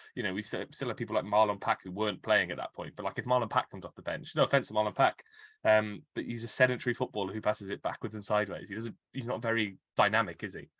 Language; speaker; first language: English; native; English